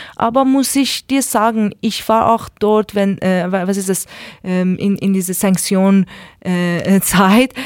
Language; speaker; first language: German; non-native, learner; Persian